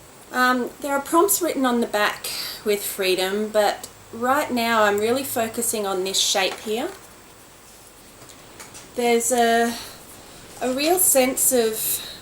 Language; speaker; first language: English; native; English